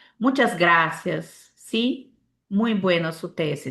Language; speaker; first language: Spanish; non-native, learner; Portuguese